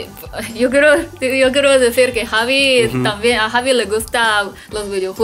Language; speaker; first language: Spanish; non-native, learner; Chinese